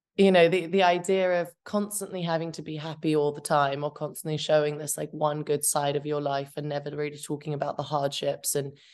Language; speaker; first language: English; early bilingual, other home language; Albanian